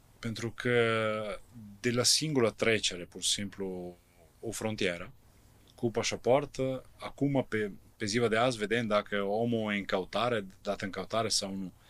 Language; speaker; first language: Romanian; non-native, fluent; Italian